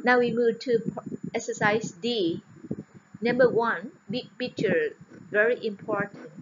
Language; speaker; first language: English; non-native, fluent; Vietnamese